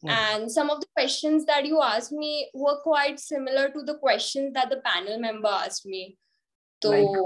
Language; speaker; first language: English; non-native, local second language; Hindi